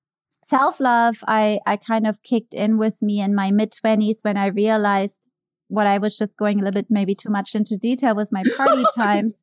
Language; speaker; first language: English; non-native, fluent; German